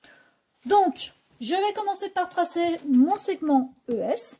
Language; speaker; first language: French; native; French